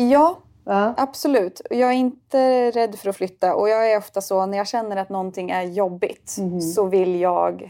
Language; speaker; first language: Swedish; native; Swedish